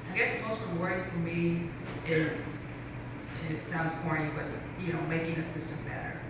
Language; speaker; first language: English; native; English